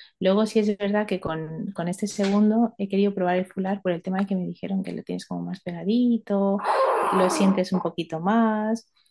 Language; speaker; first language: Spanish; early bilingual, other home language; Romanian